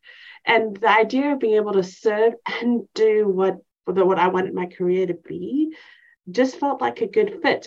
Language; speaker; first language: English; native; English